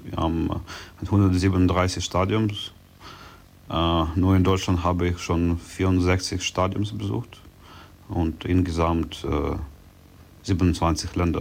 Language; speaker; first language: German; non-native, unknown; Russian